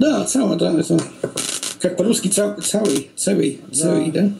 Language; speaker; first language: Russian; non-native, learner; Polish